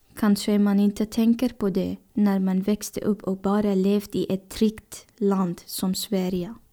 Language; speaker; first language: Swedish; non-native, fluent; Persian